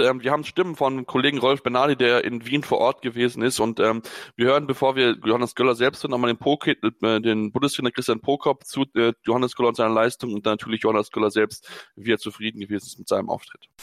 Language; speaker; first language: German; native; German